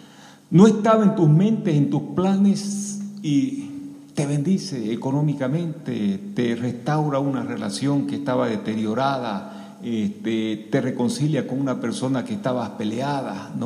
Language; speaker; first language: Spanish; native; Spanish